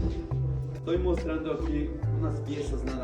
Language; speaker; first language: Spanish; non-native, local second language; Zapotec